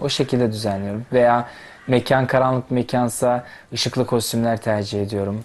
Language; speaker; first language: Turkish; native; Turkish